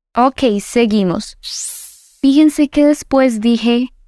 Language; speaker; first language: Spanish; native; Spanish